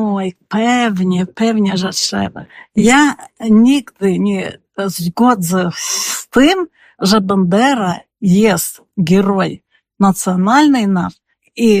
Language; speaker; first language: Polish; early bilingual, heritage; Polish